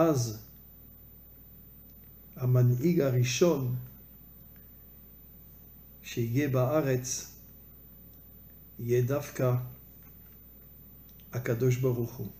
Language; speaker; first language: Hebrew; non-native, fluent; French